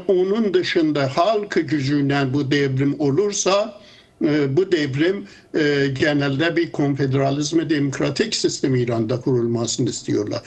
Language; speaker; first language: Turkish; non-native, fluent; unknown